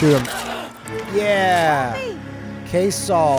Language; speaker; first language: English; native; English